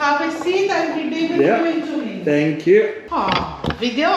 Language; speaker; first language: English; non-native, learner; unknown